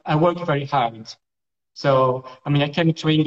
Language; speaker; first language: English; non-native, fluent; Portuguese